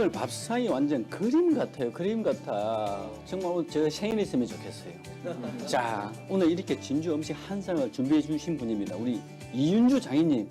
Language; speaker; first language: Korean; native; Korean